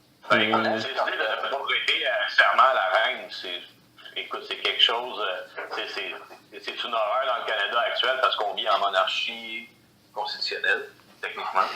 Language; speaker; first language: French; native; French